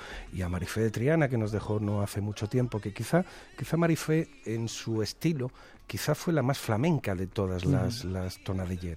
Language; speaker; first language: Spanish; native; Spanish